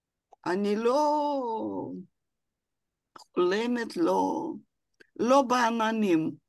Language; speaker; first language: Hebrew; non-native, fluent; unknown